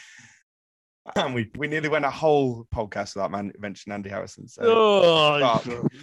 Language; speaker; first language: English; native; English